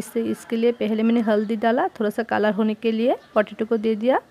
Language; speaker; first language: Hindi; non-native, local second language; Bangla